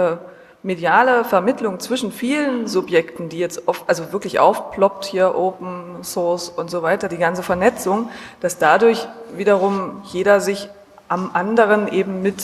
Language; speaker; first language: German; native; German